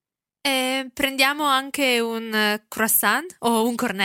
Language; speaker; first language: Italian; non-native, learner; English